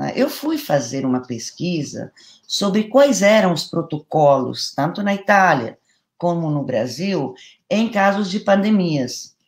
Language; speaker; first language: Portuguese; non-native, fluent; Italian